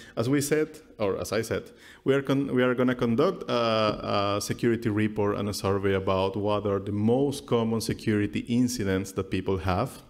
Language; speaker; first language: English; non-native, fluent; Spanish